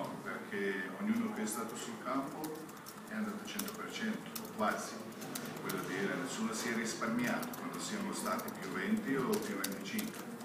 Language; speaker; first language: Italian; non-native, fluent; Croatian